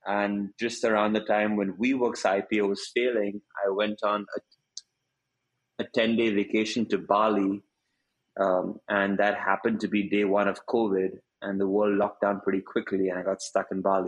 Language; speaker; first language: English; non-native, local second language; Hindi